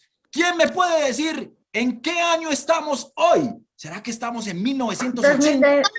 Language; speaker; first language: Spanish; native; Spanish